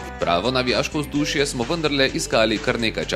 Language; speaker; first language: Slovenian; native; Slovenian